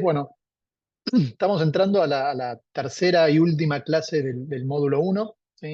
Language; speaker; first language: Spanish; native; Spanish